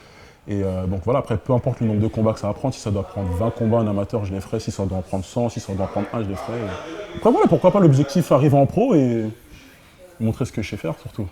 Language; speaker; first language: French; native; French